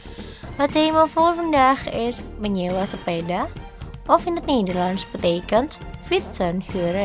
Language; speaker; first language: Dutch; non-native, learner; Indonesian